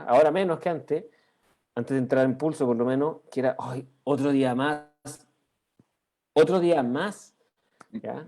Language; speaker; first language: Spanish; native; Spanish